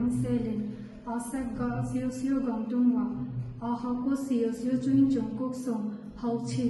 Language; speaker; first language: Cantonese; non-native, learner; Bangla